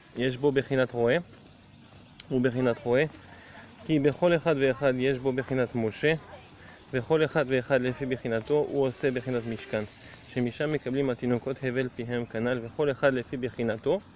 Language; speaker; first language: Hebrew; non-native, fluent; English